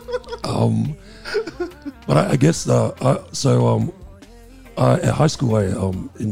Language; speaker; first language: English; non-native, local second language; Samoan